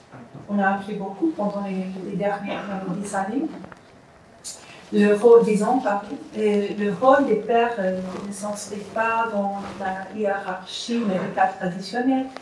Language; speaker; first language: French; non-native, fluent; English